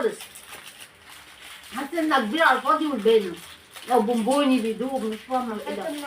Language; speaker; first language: Arabic; native; Arabic